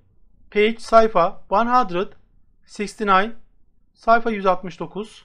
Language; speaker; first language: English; non-native, fluent; Turkish